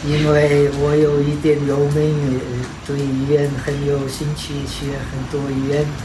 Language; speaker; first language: Chinese; non-native, fluent; Czech